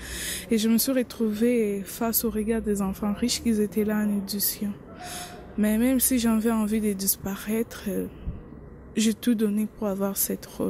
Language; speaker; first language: French; non-native, local second language; Lingala